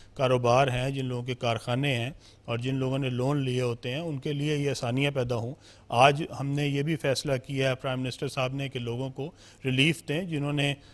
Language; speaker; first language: Urdu; non-native, local second language; Punjabi